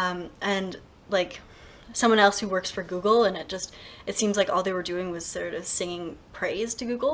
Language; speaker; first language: English; native; English